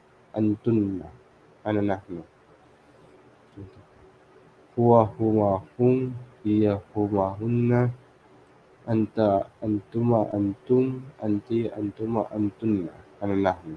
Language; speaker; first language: Arabic; non-native, learner; Filipino